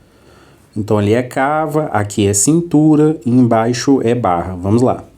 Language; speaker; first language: Portuguese; native; Portuguese